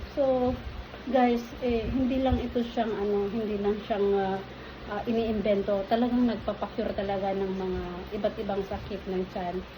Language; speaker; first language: Filipino; non-native, local second language; Iloko